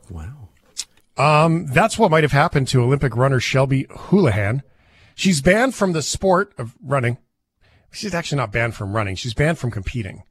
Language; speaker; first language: English; native; English